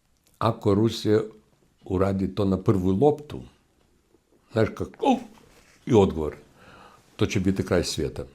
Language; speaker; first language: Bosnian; non-native, fluent; Russian